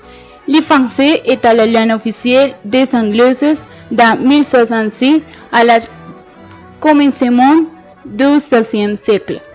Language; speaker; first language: French; non-native, learner; Spanish